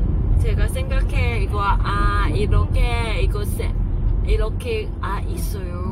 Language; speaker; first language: Korean; non-native, learner; Cantonese